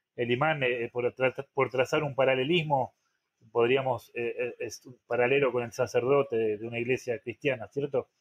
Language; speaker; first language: Spanish; native; Spanish